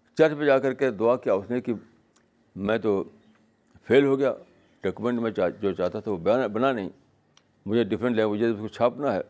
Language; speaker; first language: Urdu; native; Urdu